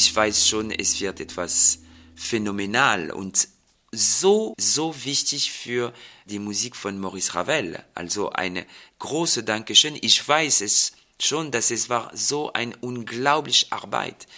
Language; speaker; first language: German; non-native, fluent; French